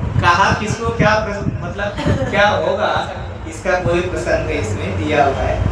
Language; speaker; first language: Hindi; non-native, local second language; Marathi